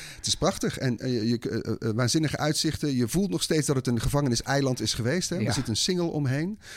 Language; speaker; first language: Dutch; native; Dutch